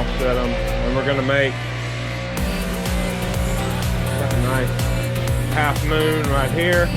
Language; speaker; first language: English; native; English